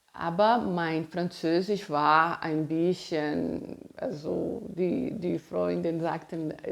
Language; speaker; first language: German; non-native, fluent; Portuguese